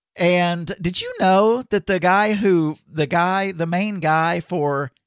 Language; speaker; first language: English; non-native, local second language; Filipino